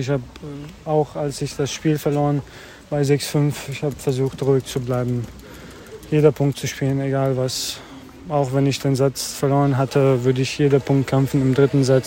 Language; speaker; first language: German; non-native, learner; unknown